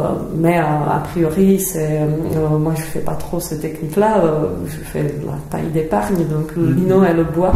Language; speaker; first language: French; non-native, fluent; Czech